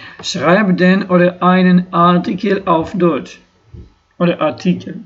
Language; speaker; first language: German; non-native, fluent; Ukrainian